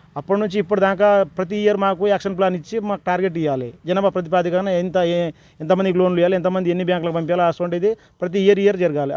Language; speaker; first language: Telugu; native; Telugu